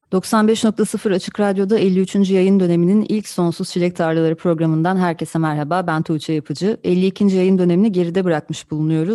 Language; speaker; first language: Turkish; native; Turkish